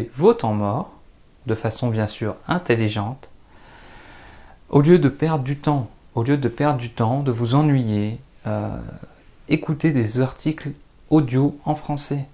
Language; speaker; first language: French; native; French